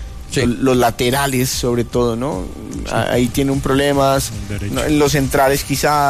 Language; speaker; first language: Spanish; native; Spanish